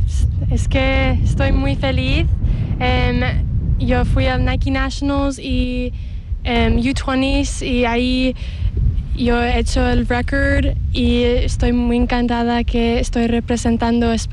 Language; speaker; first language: Spanish; early bilingual, heritage; English